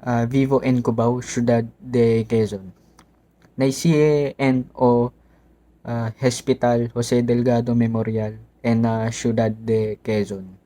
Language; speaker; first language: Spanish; non-native, learner; Filipino